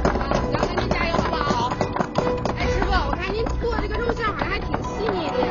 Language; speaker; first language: Chinese; native; Chinese